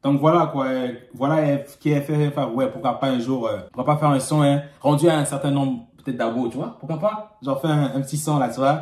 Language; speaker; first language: French; native; French